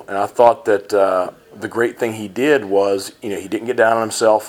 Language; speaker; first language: English; native; English